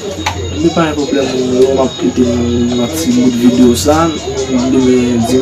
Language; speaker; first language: French; non-native, learner; Haitian Creole